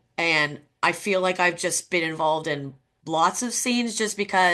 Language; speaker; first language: English; native; English